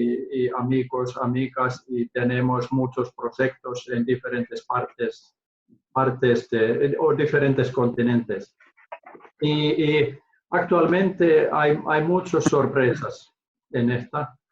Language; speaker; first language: Spanish; non-native, learner; Finnish